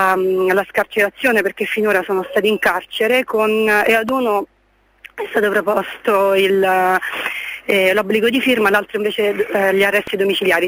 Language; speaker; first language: Italian; native; Italian